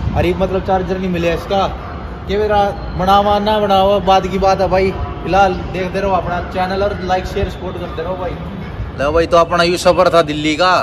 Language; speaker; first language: Hindi; native; Hindi